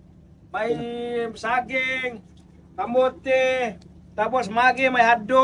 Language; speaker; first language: Filipino; non-native, learner; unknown